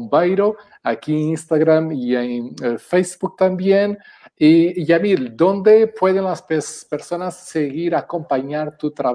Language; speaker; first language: Spanish; non-native, fluent; Portuguese